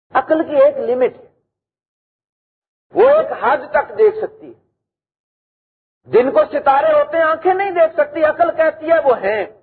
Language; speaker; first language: Urdu; non-native, local second language; Punjabi